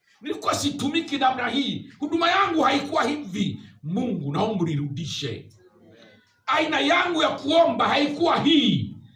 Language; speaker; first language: Swahili; native; Swahili